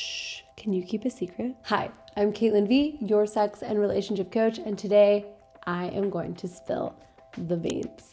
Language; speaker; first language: English; native; English